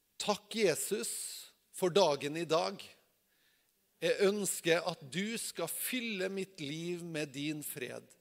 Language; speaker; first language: Norwegian; native; Norwegian